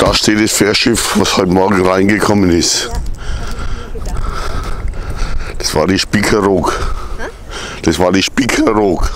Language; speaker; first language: German; native; German